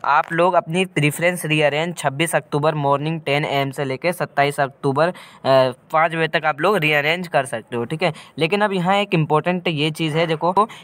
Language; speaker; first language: Hindi; native; Hindi